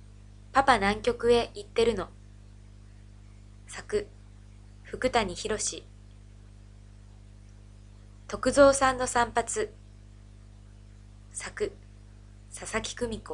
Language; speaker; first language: Japanese; native; Japanese